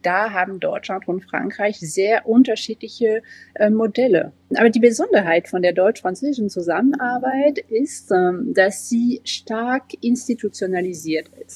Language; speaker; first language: German; non-native, fluent; French